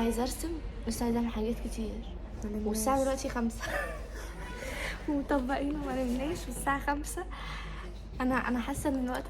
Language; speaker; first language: Arabic; native; Arabic